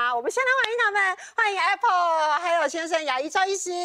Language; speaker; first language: Chinese; native; Chinese